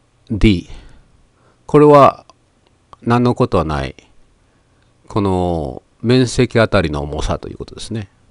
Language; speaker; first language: Japanese; native; Japanese